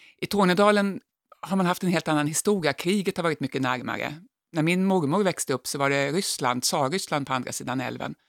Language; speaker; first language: Swedish; native; Swedish